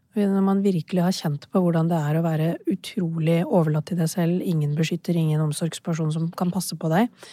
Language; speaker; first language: Norwegian; early bilingual, other home language; Urdu